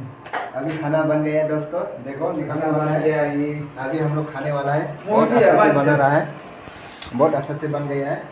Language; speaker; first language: Hindi; non-native, local second language; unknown